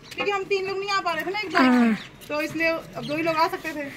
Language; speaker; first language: Hindi; non-native, local second language; Gujarati